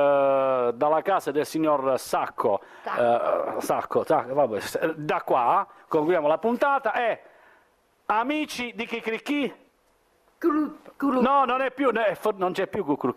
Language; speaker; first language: Italian; native; Italian